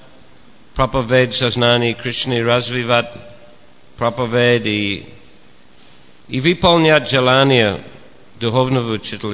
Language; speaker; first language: Russian; non-native, fluent; English